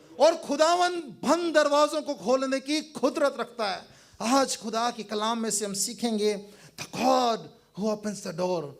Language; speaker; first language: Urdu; non-native, local second language; Punjabi